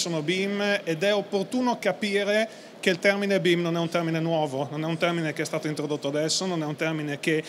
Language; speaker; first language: Italian; native; Italian